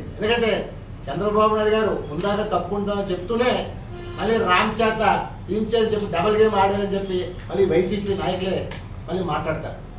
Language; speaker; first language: Telugu; native; Telugu